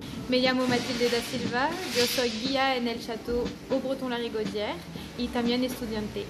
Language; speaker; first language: Spanish; non-native, fluent; French